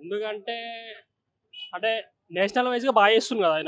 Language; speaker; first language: Telugu; native; Telugu